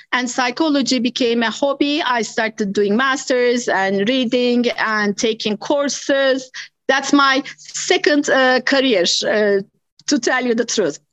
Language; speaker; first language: English; non-native, fluent; Turkish